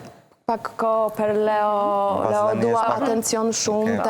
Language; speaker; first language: Albanian; non-native, learner; Polish